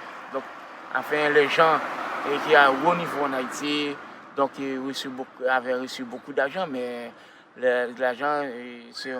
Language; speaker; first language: French; non-native, local second language; Haitian Creole